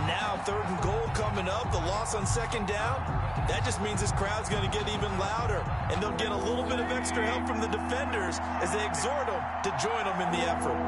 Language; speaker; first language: English; native; English